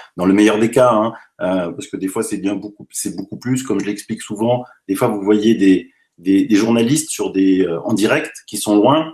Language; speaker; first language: French; native; French